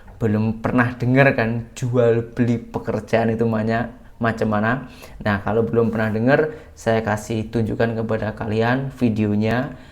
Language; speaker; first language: Indonesian; native; Indonesian